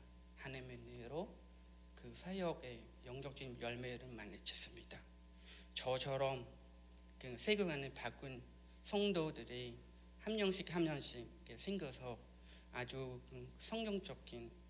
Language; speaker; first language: Korean; non-native, learner; Khmer